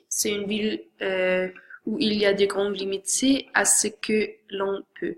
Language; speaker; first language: French; non-native, learner; Swedish